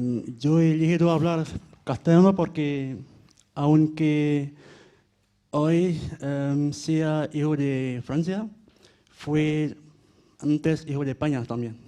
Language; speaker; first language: Spanish; early bilingual, heritage; Spanish